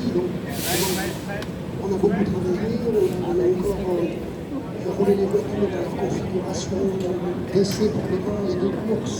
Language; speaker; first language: French; non-native, fluent; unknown